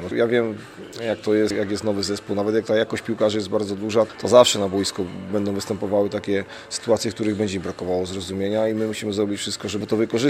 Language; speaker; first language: Polish; native; Polish